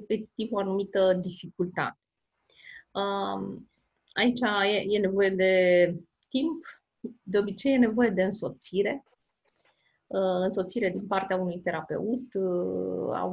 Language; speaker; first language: Romanian; native; Romanian